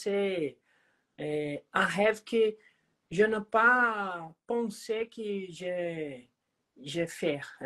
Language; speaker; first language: French; non-native, learner; Portuguese